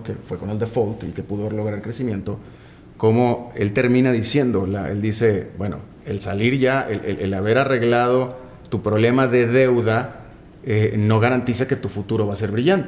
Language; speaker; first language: Spanish; native; Spanish